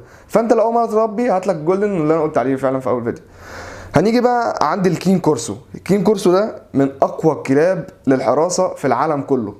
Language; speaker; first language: Arabic; native; Arabic